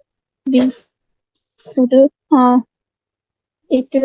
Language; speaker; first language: English; non-native, learner; Hindi